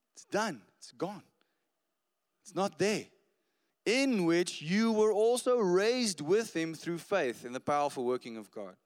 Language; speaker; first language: English; non-native, local second language; Afrikaans